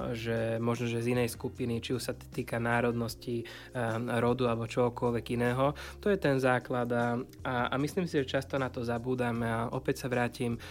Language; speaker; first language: Slovak; non-native, local second language; Hungarian